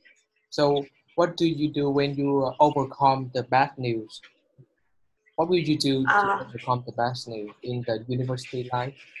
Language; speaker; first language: English; non-native, learner; Vietnamese